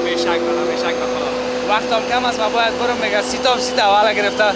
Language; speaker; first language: Persian; native; Persian